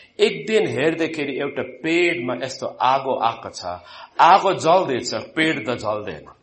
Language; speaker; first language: Nepali; non-native, fluent; Malayalam